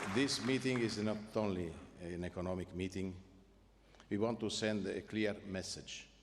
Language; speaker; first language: English; non-native, fluent; Italian